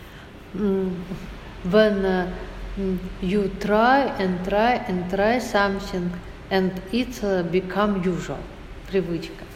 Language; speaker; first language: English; non-native, learner; Russian